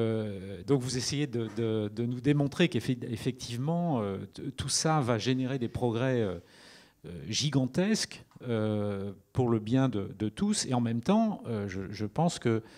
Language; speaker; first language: French; native; French